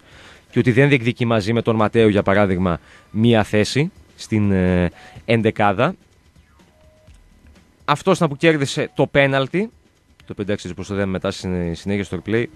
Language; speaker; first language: Greek; native; Greek